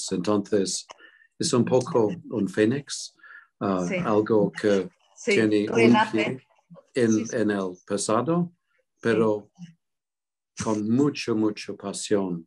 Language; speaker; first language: Spanish; non-native, fluent; English